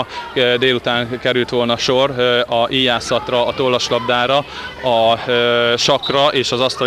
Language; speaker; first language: Hungarian; native; Hungarian